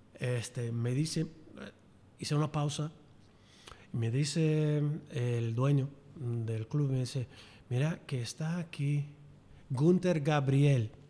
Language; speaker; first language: Spanish; non-native, fluent; English